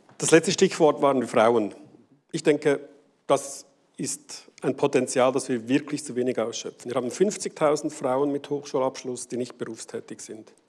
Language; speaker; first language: German; native; German